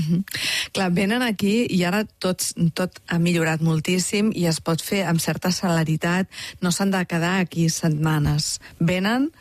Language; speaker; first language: Catalan; native; Catalan